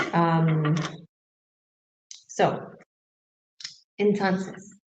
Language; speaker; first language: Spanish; non-native, learner; English